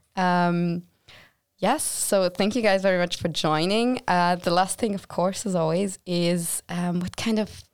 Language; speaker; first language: English; non-native, fluent; German